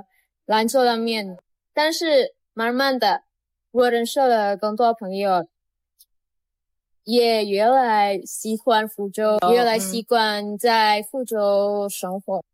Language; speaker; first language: Chinese; non-native, learner; Indonesian